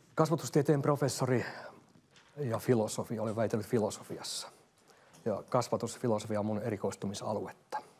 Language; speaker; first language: Finnish; native; Finnish